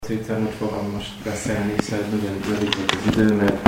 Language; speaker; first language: Hungarian; non-native, fluent; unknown